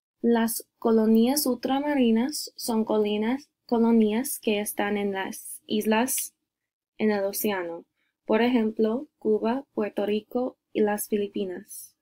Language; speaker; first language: Spanish; non-native, learner; English